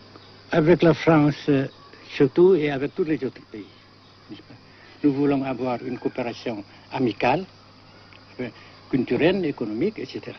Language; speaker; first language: French; non-native, local second language; Vietnamese